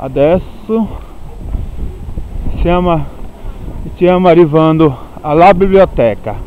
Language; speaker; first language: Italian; non-native, learner; Portuguese